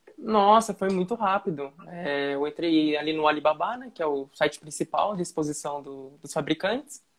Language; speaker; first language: Portuguese; native; Portuguese